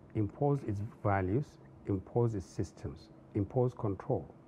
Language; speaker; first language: English; non-native, local second language; Hausa